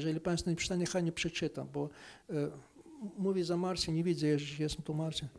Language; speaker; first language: Polish; non-native, fluent; Ukrainian